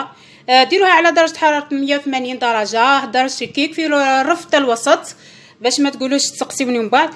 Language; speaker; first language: Arabic; native; Arabic